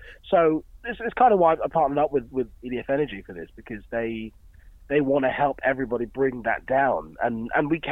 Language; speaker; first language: English; native; English